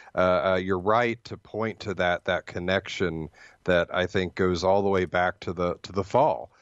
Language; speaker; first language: English; native; English